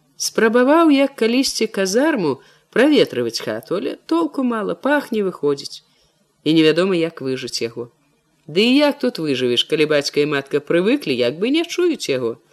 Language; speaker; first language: Belarusian; native; Belarusian